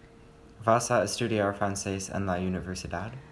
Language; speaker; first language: Spanish; non-native, learner; English